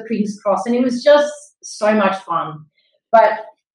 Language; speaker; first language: English; native; English